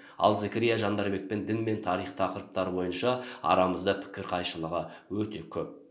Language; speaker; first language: Kazakh; native; Kazakh